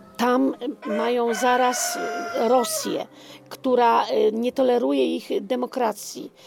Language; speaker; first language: Polish; native; Polish